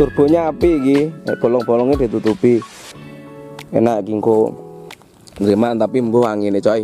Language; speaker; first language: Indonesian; non-native, local second language; Javanese